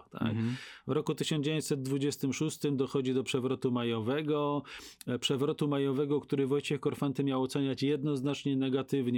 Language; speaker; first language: Polish; native; Polish